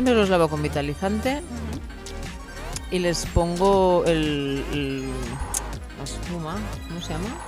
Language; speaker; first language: Spanish; native; Spanish